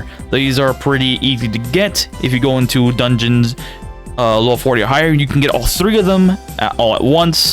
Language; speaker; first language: English; native; English